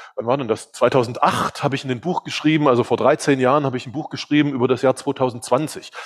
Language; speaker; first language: German; early bilingual, other home language; Hungarian